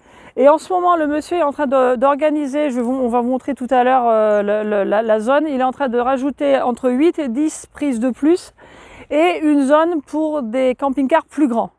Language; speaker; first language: French; native; French